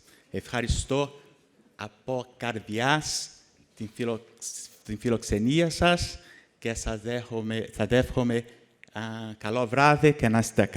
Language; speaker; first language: Greek; non-native, learner; Portuguese